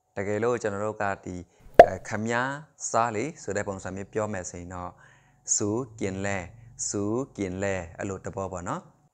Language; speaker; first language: Burmese; non-native, local second language; Shan